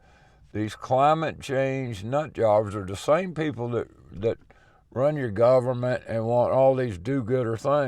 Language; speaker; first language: English; native; English